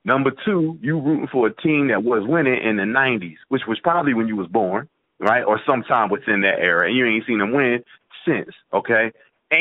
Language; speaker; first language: English; native; English